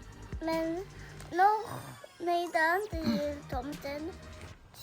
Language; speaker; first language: Swedish; early bilingual, other home language; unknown